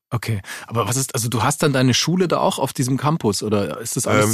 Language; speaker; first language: German; native; German